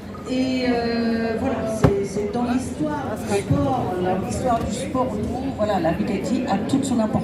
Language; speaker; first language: French; native; French